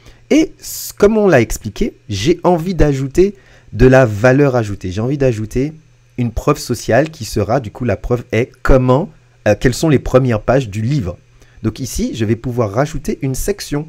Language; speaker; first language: French; native; French